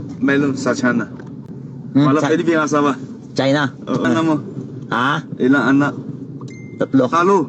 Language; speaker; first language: Filipino; non-native, learner; Chinese